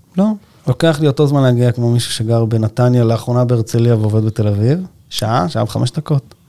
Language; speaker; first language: Hebrew; native; Hebrew